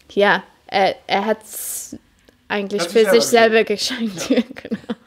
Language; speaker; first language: German; non-native, fluent; English